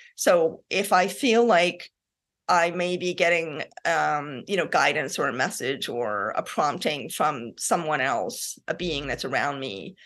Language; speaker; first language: English; native; English